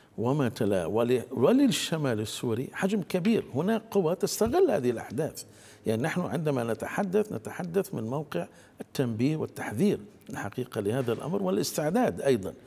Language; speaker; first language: Arabic; native; Arabic